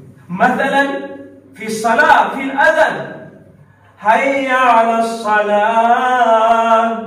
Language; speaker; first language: Arabic; non-native, learner; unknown